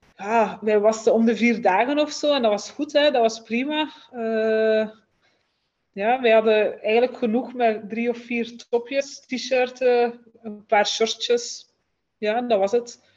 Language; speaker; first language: Dutch; native; Dutch